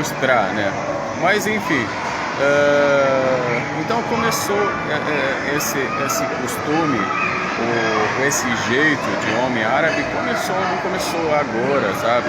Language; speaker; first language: Portuguese; non-native, fluent; Arabic